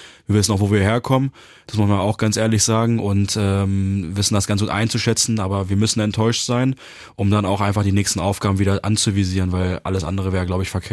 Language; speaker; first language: German; early bilingual, other home language; Turkish